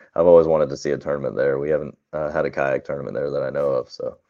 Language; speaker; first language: English; native; English